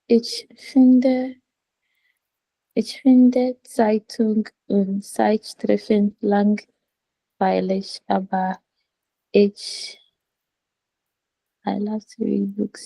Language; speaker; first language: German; non-native, learner; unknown